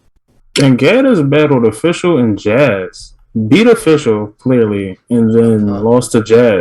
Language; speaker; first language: English; native; English